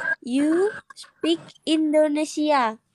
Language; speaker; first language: English; non-native, learner; Indonesian